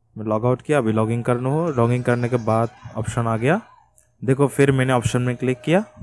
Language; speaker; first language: Hindi; non-native, fluent; Bangla